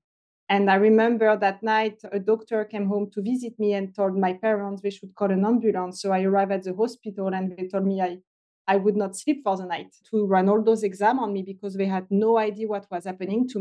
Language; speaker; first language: English; non-native, fluent; French